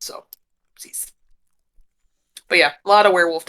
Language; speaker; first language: English; native; English